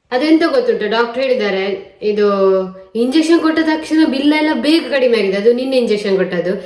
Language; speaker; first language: Kannada; native; Kannada